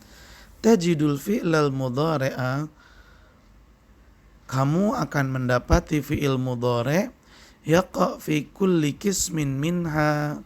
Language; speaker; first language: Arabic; non-native, fluent; Indonesian